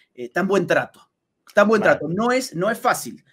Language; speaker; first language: Spanish; native; Spanish